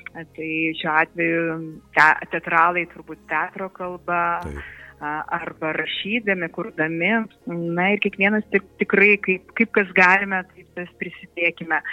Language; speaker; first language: Lithuanian; native; Lithuanian